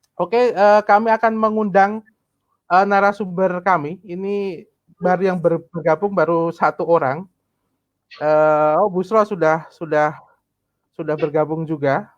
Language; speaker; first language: Indonesian; native; Indonesian